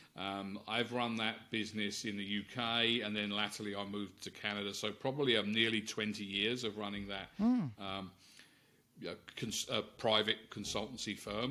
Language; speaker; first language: English; native; English